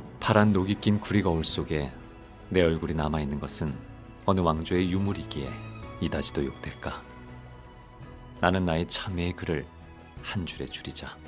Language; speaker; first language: Korean; native; Korean